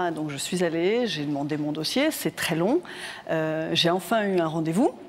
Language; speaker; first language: French; native; French